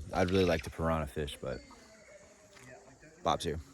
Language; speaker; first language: English; native; English